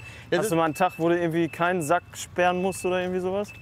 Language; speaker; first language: German; native; German